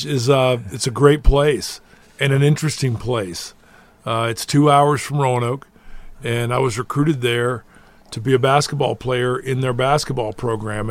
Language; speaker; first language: English; native; English